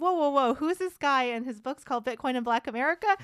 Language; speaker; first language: English; early bilingual, other home language; Vietnamese